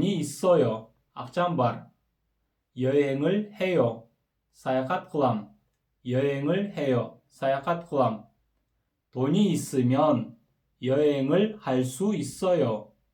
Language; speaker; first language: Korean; non-native, fluent; Kyrgyz